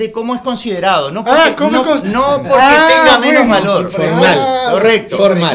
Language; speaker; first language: Spanish; native; Spanish